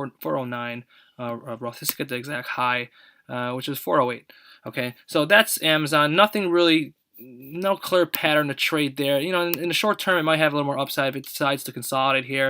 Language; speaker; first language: English; native; English